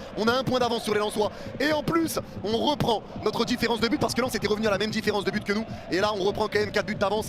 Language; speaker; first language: French; native; French